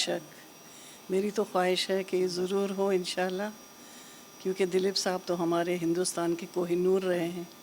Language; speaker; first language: Hindi; native; Hindi